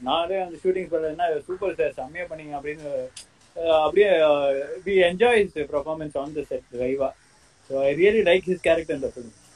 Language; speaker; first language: Tamil; native; Tamil